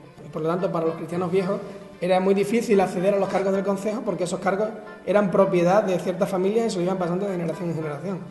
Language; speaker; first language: Spanish; native; Spanish